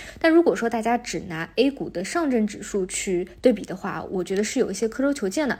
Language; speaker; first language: Chinese; native; Chinese